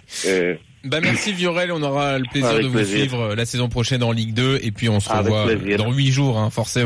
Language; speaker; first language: French; native; French